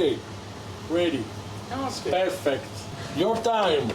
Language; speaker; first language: English; non-native, learner; Italian